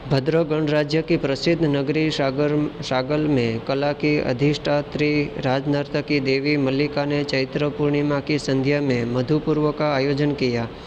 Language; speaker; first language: Hindi; non-native, local second language; Gujarati